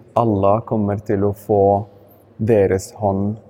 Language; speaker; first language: Norwegian; non-native, fluent; Arabic